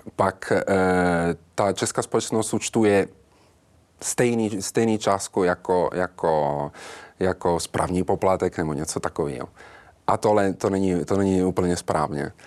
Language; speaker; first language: Czech; non-native, learner; Italian